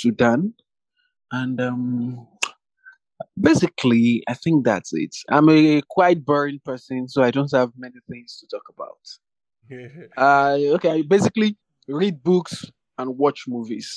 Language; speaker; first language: English; non-native, local second language; Yoruba